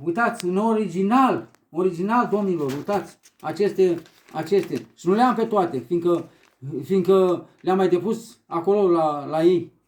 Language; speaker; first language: Romanian; native; Romanian